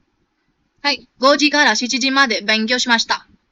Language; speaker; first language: Japanese; non-native, fluent; Hindi